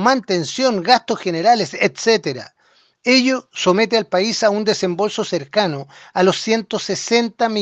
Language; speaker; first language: Spanish; native; Spanish